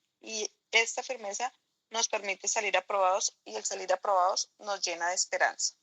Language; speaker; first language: Spanish; native; Spanish